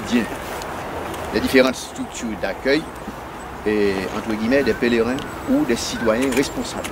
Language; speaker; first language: French; non-native, local second language; Haitian Creole